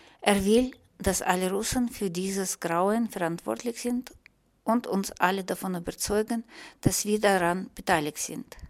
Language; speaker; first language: German; non-native, fluent; Russian